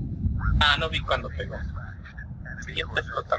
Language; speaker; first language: Spanish; native; Spanish